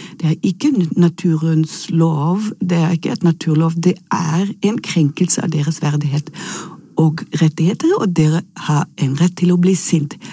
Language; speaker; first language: Norwegian; non-native, fluent; German